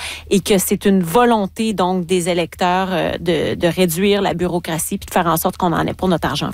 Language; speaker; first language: French; native; French